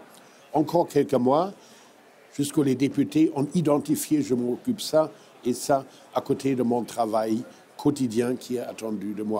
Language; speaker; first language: French; non-native, fluent; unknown